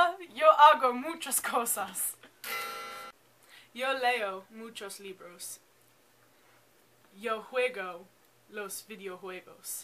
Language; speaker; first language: Spanish; non-native, learner; English